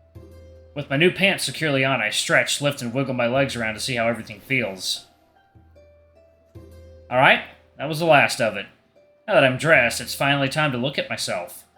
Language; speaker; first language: English; native; English